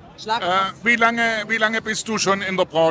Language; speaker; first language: German; native; German